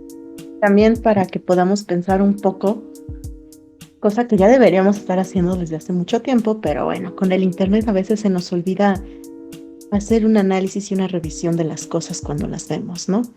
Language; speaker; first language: Spanish; native; Spanish